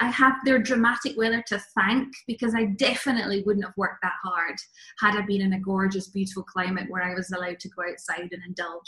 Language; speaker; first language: English; native; English